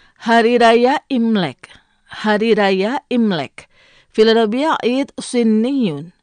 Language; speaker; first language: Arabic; non-native, fluent; Indonesian